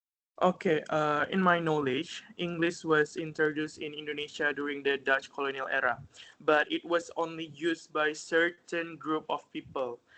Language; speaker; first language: English; non-native, fluent; Indonesian